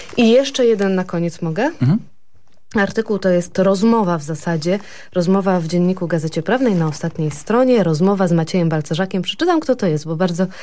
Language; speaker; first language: Polish; native; Polish